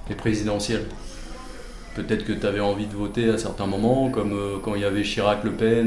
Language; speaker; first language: French; native; French